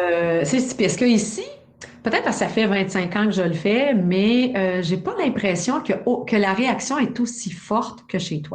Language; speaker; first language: French; native; French